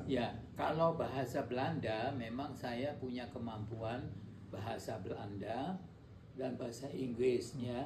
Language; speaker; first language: Indonesian; non-native, local second language; Dutch